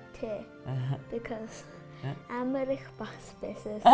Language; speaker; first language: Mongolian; early bilingual, heritage; Mongolian